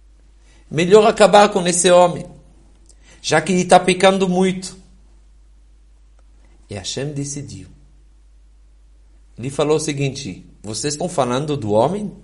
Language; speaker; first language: Portuguese; non-native, fluent; Hebrew